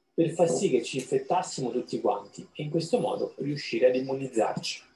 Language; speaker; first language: Italian; non-native, fluent; Albanian